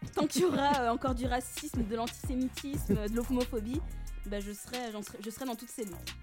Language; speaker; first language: French; native; French